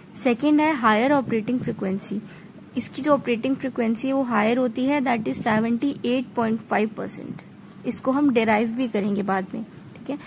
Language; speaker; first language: Hindi; native; Hindi